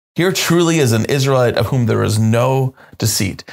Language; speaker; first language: English; native; English